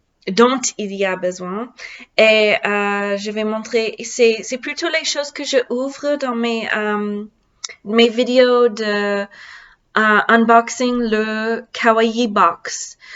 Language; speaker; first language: French; non-native, learner; English